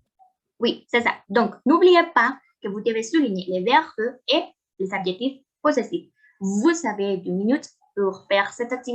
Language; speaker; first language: French; non-native, fluent; Spanish